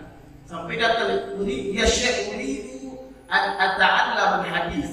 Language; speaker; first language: Arabic; non-native, fluent; Indonesian